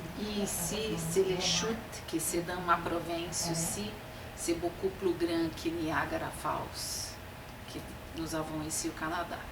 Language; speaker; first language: French; non-native, learner; Portuguese